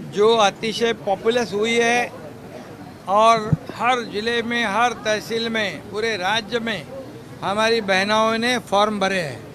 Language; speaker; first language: Hindi; non-native, local second language; Marathi